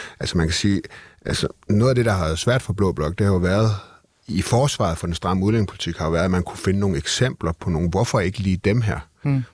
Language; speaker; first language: Danish; native; Danish